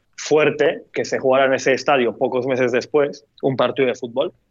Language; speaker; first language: Spanish; non-native, fluent; Turkish